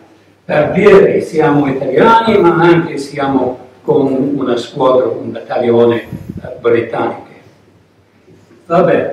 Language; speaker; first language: Italian; non-native, learner; English